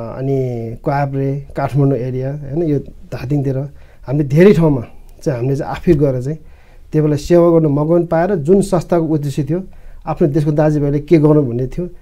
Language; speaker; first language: Nepali; non-native, local second language; Eastern Tamang